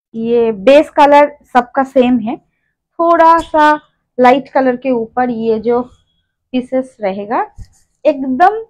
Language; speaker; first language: Hindi; non-native, local second language; Bangla